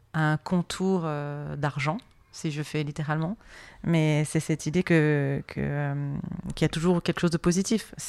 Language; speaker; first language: French; native; French